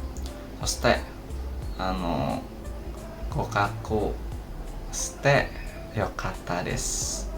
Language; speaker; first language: Japanese; non-native, learner; Indonesian